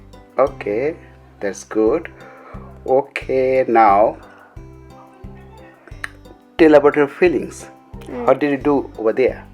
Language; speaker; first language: English; non-native, learner; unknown